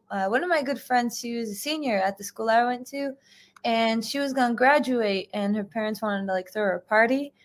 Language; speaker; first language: English; native; English